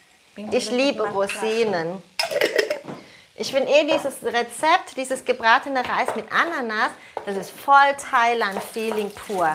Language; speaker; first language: German; native; German